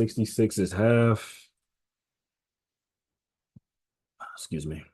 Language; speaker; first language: English; native; English